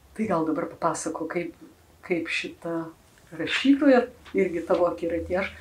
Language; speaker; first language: Lithuanian; native; Lithuanian